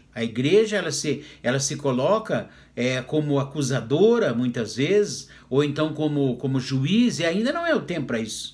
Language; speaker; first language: Portuguese; native; Portuguese